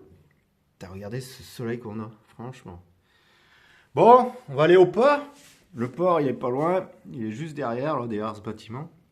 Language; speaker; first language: French; native; French